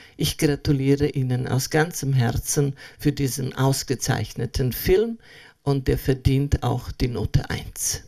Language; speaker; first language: German; non-native, fluent; Serbian